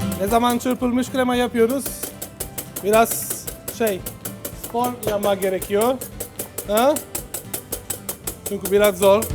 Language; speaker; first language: Turkish; non-native, learner; Italian